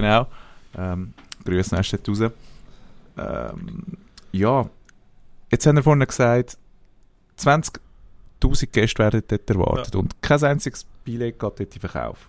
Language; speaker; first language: German; native; German